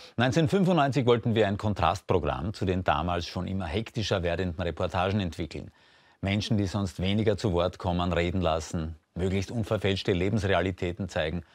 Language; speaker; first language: German; native; German